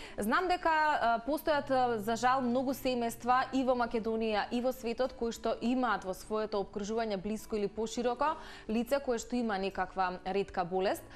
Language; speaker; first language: Macedonian; native; Macedonian